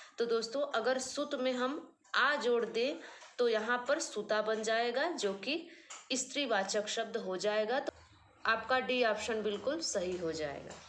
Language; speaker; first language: Hindi; native; Hindi